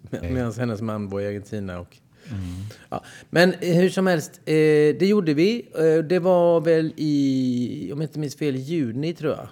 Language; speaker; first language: Swedish; native; Swedish